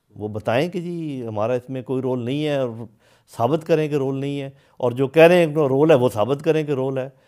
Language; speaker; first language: Urdu; native; Urdu